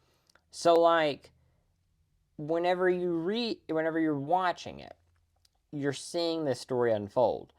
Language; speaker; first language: English; native; English